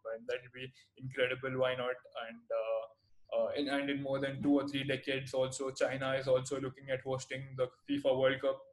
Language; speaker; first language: English; non-native, local second language; Telugu